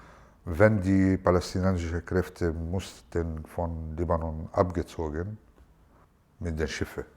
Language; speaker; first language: German; non-native, fluent; Arabic